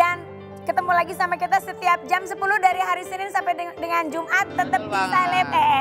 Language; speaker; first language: Indonesian; native; Indonesian